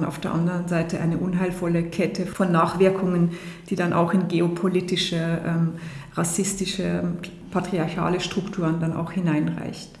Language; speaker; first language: German; native; German